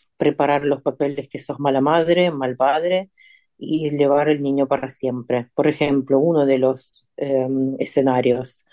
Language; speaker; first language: Spanish; non-native, fluent; Ukrainian